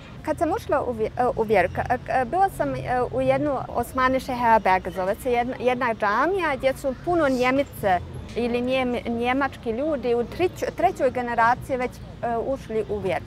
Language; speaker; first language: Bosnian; early bilingual, heritage; Bosnian